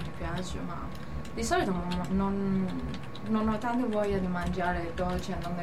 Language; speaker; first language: Italian; non-native, learner; Cantonese